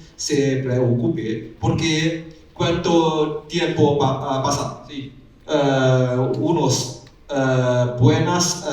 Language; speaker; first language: Spanish; non-native, learner; Chinese